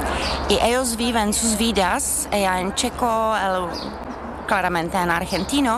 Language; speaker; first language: Spanish; non-native, fluent; Czech